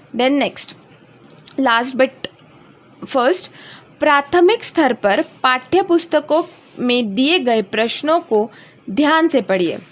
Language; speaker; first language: Hindi; non-native, local second language; Marathi